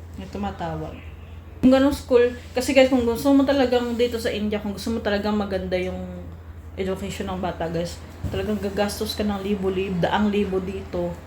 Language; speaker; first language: Filipino; native; Filipino